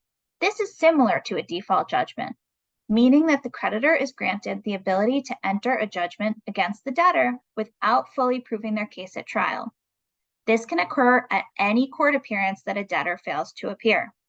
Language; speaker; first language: English; native; English